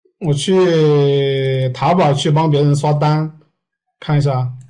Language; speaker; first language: Chinese; native; Chinese